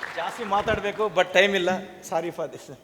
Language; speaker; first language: Kannada; non-native, local second language; Telugu